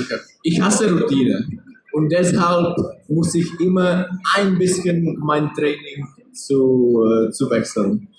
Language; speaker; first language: German; non-native, learner; Czech